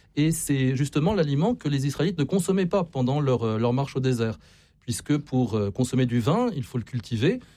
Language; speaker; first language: French; native; French